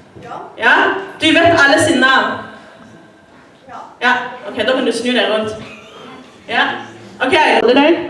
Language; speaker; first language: Norwegian; non-native, fluent; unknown